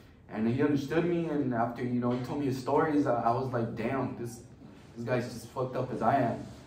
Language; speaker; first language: English; early bilingual, other home language; Spanish